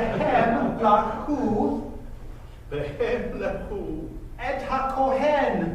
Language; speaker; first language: Hebrew; non-native, fluent; English